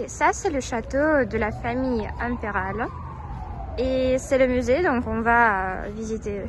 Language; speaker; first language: French; non-native, fluent; Russian